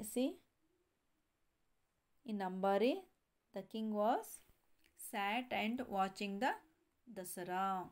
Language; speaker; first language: English; non-native, local second language; Kannada